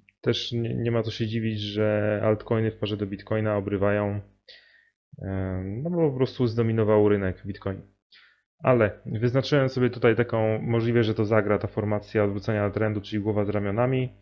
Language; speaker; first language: Polish; native; Polish